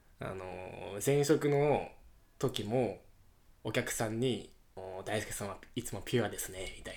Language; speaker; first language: Japanese; native; Japanese